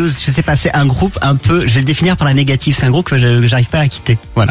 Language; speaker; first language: French; native; French